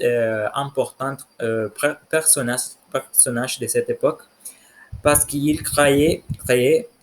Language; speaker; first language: French; non-native, learner; Spanish